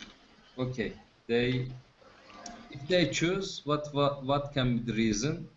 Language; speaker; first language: English; non-native, fluent; Turkish